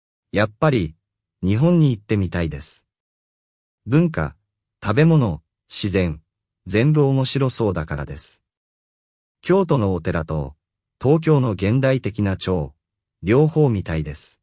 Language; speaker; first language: Japanese; non-native, fluent; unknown